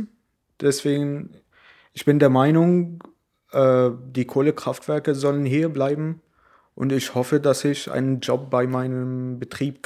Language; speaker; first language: German; non-native, learner; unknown